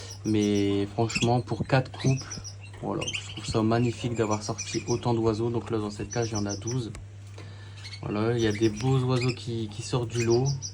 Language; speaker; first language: French; native; French